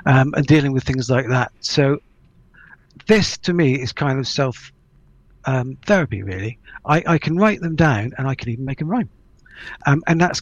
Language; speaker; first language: English; native; English